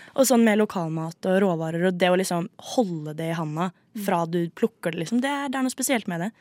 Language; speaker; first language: Norwegian; native; Norwegian